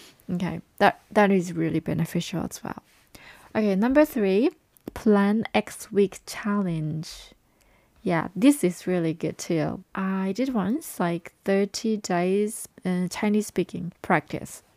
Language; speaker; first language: English; non-native, fluent; Japanese